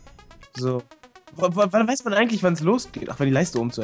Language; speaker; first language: German; native; German